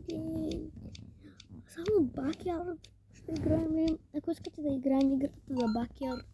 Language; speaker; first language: Bulgarian; early bilingual, heritage; Bulgarian